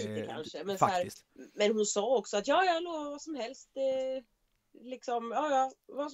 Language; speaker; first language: Swedish; native; Swedish